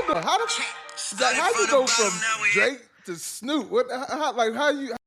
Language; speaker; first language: English; native; English